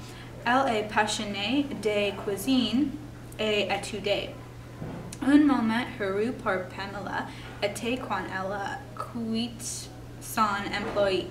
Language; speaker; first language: French; non-native, learner; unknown